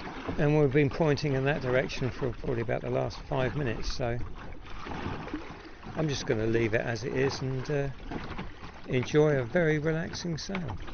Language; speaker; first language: English; native; English